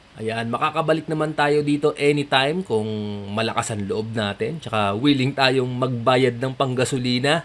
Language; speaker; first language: Filipino; native; Filipino